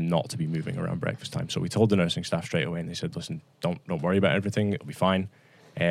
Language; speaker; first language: English; native; English